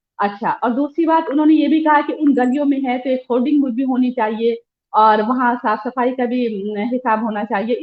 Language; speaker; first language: Hindi; native; Hindi